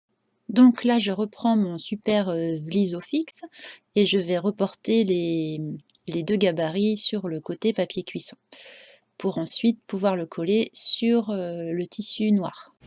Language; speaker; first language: French; native; French